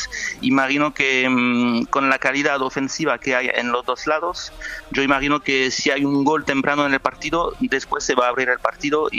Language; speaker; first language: Spanish; non-native, fluent; French